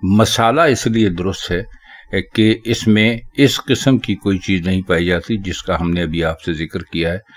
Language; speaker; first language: Urdu; native; Urdu